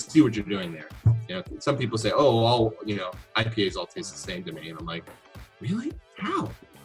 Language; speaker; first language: English; native; English